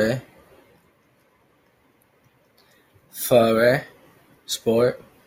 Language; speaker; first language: Italian; non-native, learner; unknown